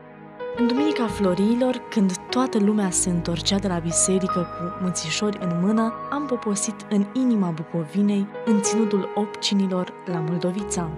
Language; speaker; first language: Romanian; native; Romanian